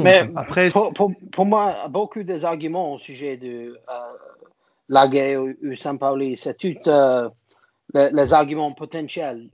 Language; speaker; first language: French; non-native, learner; English